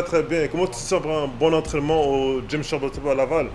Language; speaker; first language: French; native; French